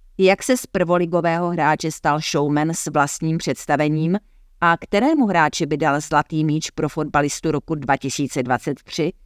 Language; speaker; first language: Czech; native; Czech